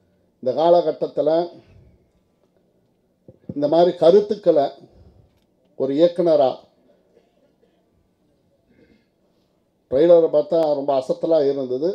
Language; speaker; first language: Tamil; native; Tamil